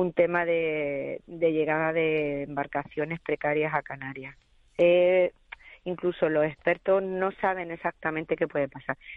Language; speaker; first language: Spanish; native; Spanish